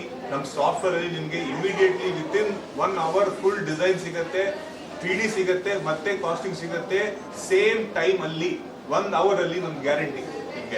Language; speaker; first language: Kannada; non-native, local second language; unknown